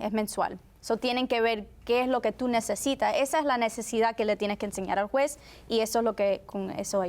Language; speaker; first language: Spanish; early bilingual, heritage; Spanish